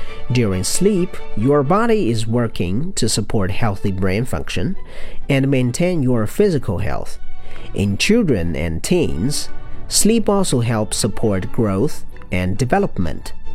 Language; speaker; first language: English; non-native, fluent; Chinese